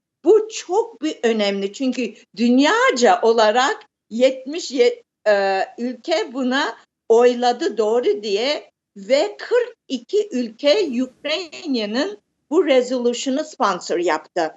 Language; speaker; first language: Turkish; early bilingual, heritage; Turkish